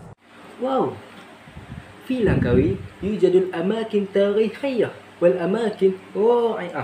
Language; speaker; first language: Arabic; non-native, learner; Malay